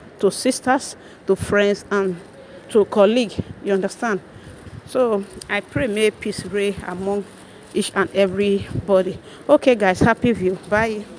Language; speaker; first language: Nigerian Pidgin; native; Nigerian Pidgin